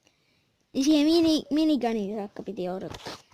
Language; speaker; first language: Finnish; native; Finnish